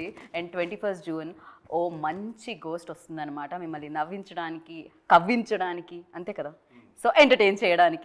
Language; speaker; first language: Telugu; native; Telugu